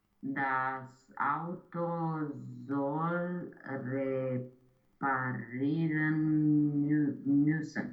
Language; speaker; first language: German; non-native, learner; Romanian